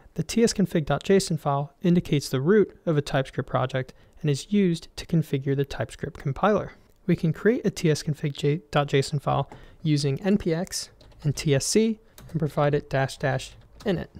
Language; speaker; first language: English; native; English